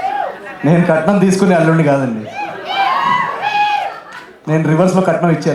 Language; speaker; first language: Telugu; native; Telugu